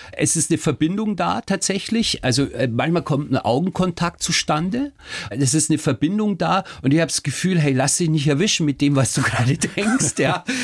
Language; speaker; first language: German; early bilingual, other home language; Turkish